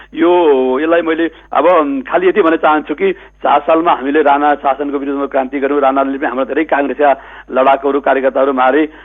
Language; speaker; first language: Nepali; native; Nepali